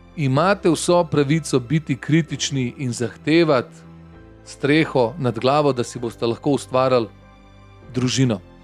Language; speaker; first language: Slovenian; early bilingual, other home language; Bosnian